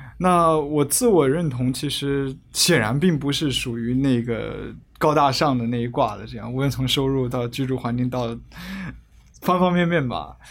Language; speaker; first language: Chinese; native; Chinese